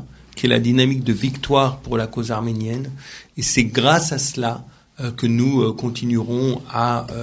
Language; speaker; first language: French; native; French